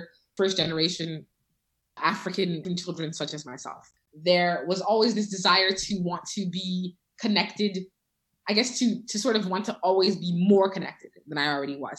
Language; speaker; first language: English; native; English